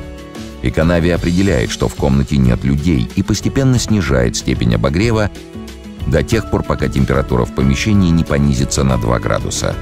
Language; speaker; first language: Russian; native; Russian